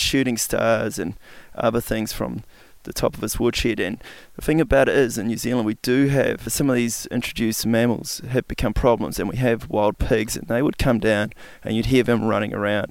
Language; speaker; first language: English; native; English